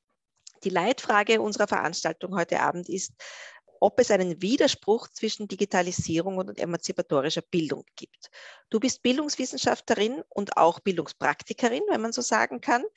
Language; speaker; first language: German; native; German